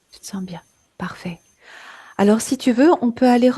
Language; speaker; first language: French; native; French